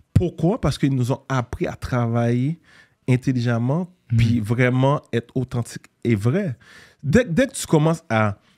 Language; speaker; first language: French; native; French